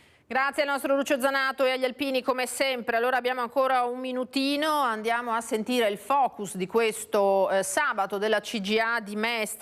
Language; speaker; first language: Italian; native; Italian